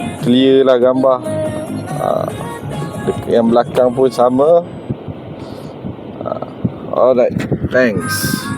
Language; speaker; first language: Malay; native; Malay